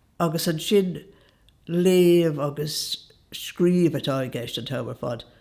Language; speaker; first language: Irish; non-native, local second language; English